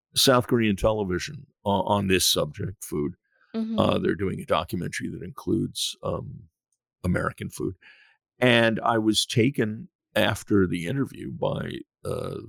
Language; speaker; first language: English; native; English